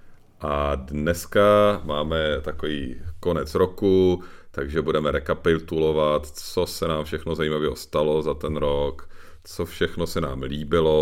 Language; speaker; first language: Czech; native; Czech